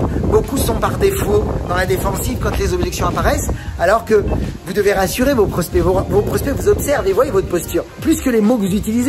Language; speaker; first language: French; native; French